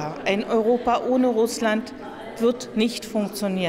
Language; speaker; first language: German; native; German